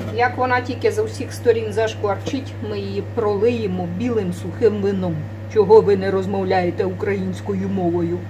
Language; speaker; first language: Ukrainian; non-native, local second language; Russian